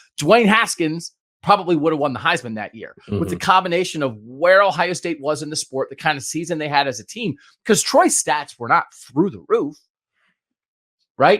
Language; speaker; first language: English; native; English